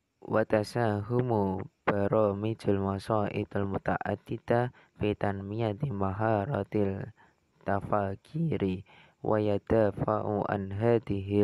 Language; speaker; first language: Arabic; non-native, learner; Indonesian